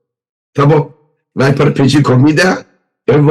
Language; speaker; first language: Portuguese; non-native, learner; Persian